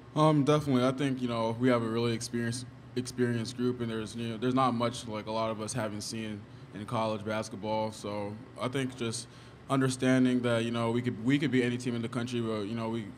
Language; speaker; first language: English; native; English